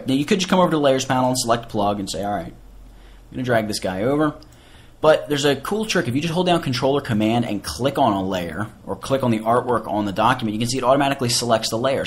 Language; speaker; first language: English; native; English